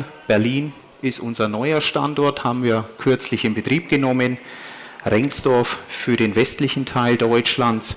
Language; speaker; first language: German; native; German